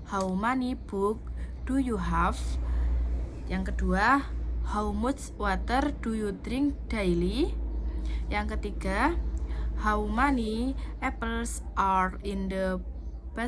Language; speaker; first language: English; non-native, learner; Indonesian